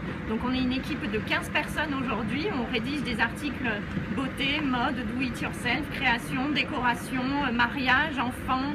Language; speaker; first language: French; native; French